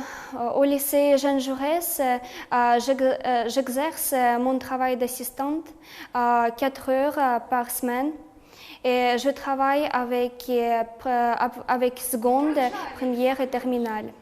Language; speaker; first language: French; non-native, fluent; Chinese